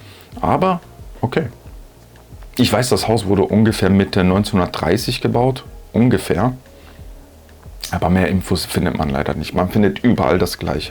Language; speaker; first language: German; native; German